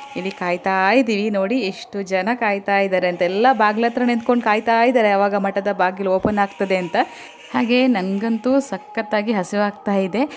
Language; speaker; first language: Kannada; non-native, local second language; Tulu